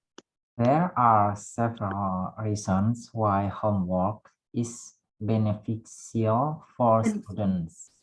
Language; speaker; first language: English; non-native, learner; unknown